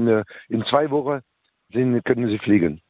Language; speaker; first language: German; non-native, learner; French